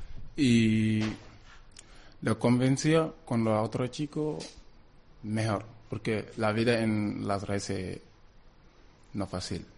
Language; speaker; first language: Spanish; non-native, learner; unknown